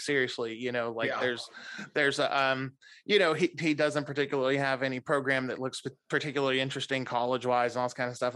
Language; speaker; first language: English; native; English